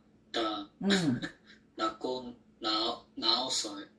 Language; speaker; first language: Korean; non-native, learner; Chinese